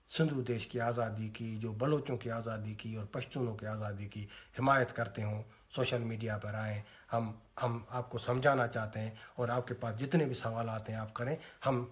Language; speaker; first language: Urdu; non-native, local second language; Sindhi